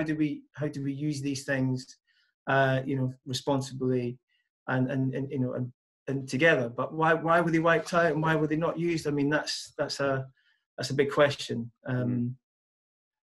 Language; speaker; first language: English; native; English